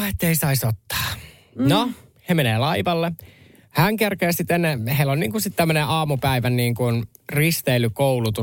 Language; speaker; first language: Finnish; native; Finnish